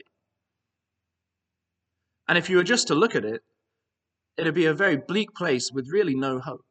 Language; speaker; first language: English; native; English